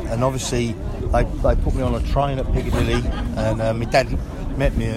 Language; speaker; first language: English; native; English